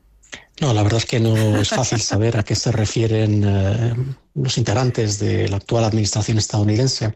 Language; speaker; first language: Spanish; native; Spanish